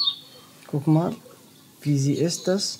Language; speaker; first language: German; non-native, learner; Arabic